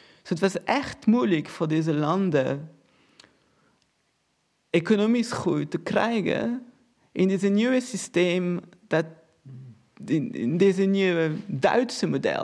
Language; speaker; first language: Dutch; non-native, fluent; Portuguese